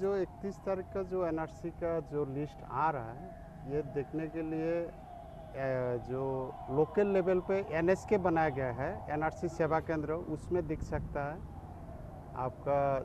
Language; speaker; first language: Urdu; non-native, local second language; Bangla